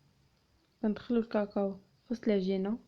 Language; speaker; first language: Arabic; native; Arabic